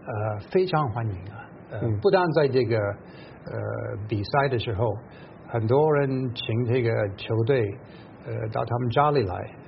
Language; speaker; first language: Chinese; non-native, fluent; English